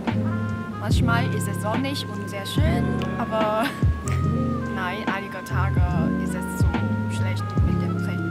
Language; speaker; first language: German; non-native, learner; Vietnamese